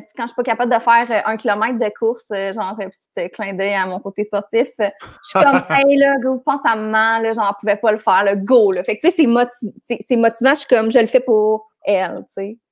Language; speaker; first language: French; native; French